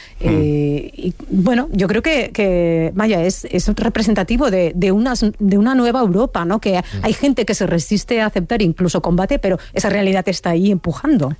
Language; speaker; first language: Spanish; native; Spanish